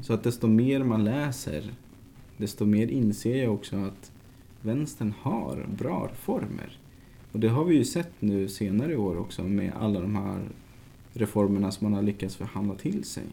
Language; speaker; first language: Swedish; native; Swedish